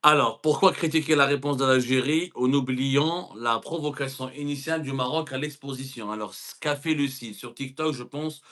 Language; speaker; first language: French; non-native, local second language; Arabic